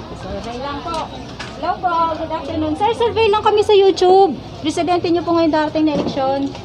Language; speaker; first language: Filipino; native; Filipino